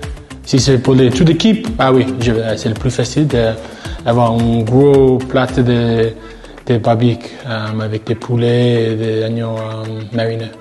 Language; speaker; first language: French; non-native, learner; English